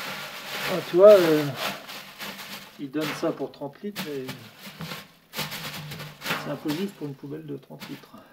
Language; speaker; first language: French; native; French